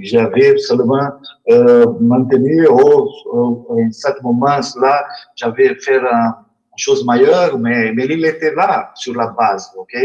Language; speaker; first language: French; non-native, learner; Portuguese